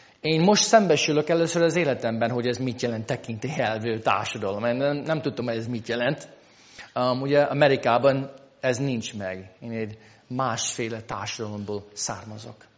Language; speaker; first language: Hungarian; non-native, fluent; English